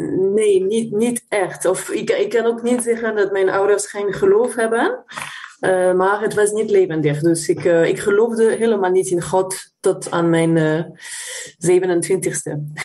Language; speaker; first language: Dutch; non-native, fluent; French